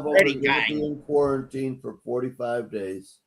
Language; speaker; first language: English; native; English